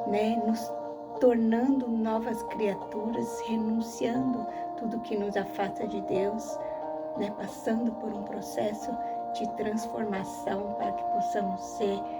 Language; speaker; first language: Portuguese; native; Portuguese